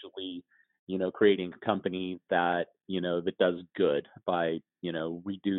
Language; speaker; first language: English; native; English